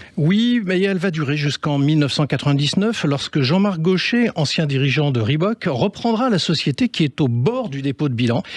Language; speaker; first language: French; native; French